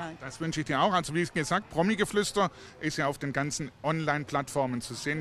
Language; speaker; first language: German; native; German